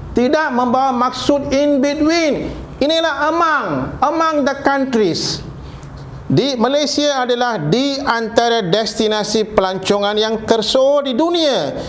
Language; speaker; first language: Malay; non-native, local second language; Tamil